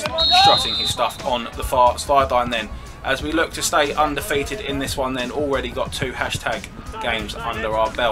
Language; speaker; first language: English; native; English